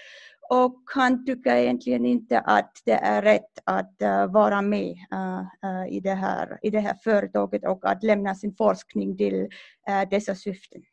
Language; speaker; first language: Swedish; non-native, fluent; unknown